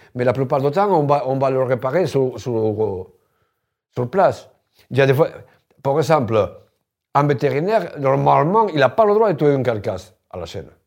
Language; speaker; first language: French; non-native, fluent; Spanish